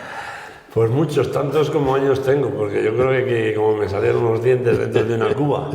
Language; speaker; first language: Spanish; native; Spanish